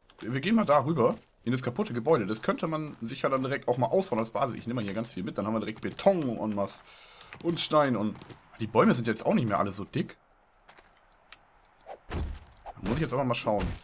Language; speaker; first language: German; native; German